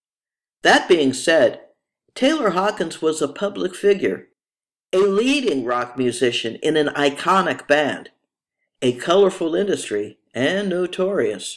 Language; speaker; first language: English; native; English